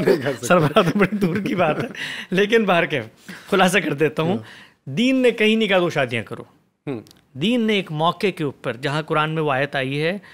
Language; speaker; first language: Urdu; native; Urdu